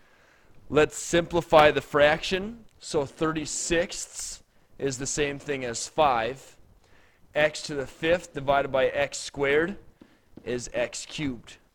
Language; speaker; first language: English; native; English